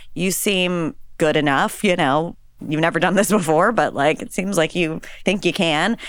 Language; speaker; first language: English; native; English